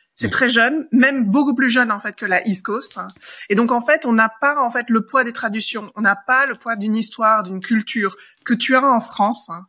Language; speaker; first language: French; native; French